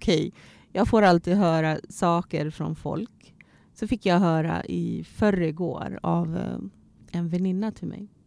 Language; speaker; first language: Swedish; early bilingual, other home language; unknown